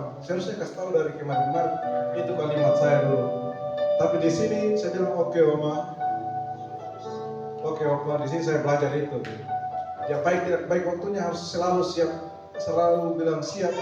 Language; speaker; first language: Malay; non-native, local second language; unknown